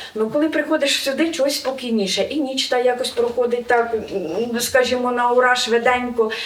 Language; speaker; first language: Ukrainian; native; Ukrainian